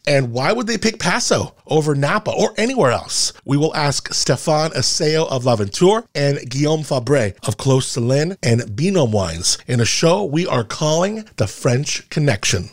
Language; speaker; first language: English; native; English